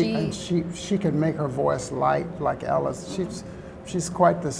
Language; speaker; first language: English; native; English